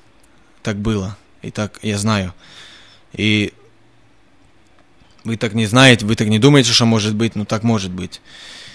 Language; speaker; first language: Russian; early bilingual, heritage; Russian